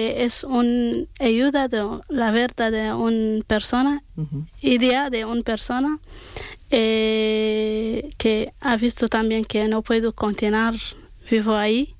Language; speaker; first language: Spanish; non-native, learner; Arabic